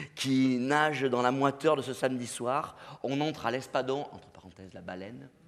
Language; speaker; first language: French; native; French